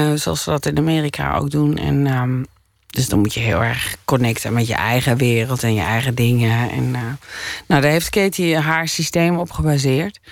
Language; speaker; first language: Dutch; native; Dutch